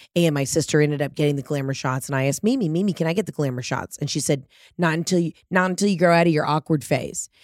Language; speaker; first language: English; early bilingual, other home language; Italian